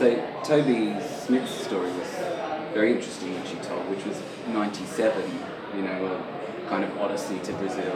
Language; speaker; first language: English; native; English